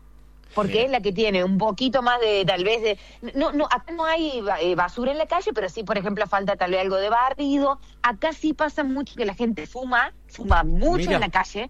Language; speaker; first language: Spanish; native; Spanish